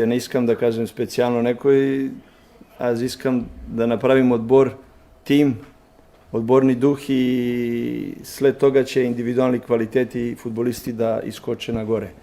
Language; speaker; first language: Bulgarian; non-native, learner; Serbian